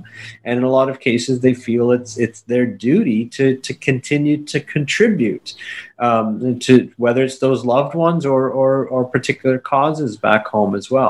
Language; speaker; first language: English; native; English